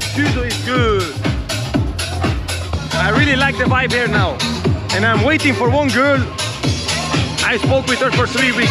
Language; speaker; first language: English; non-native, learner; Portuguese